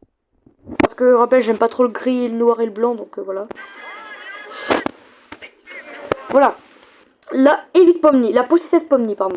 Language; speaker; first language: French; native; French